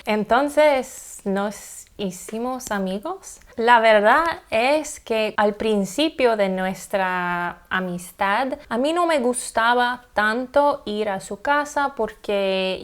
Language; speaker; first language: Spanish; non-native, fluent; English